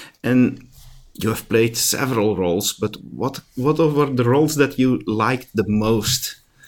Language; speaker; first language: English; non-native, fluent; Dutch